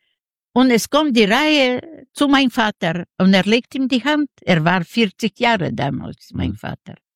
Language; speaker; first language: German; non-native, learner; Yiddish